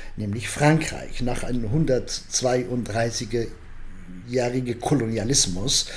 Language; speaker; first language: German; non-native, fluent; Arabic